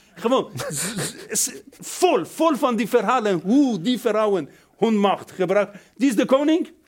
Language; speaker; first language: Dutch; non-native, fluent; Persian